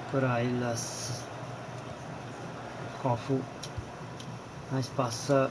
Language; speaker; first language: Japanese; non-native, learner; Italian